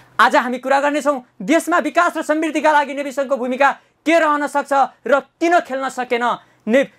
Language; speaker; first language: Nepali; native; Nepali